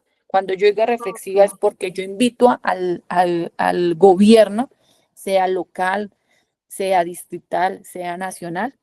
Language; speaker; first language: Spanish; native; Spanish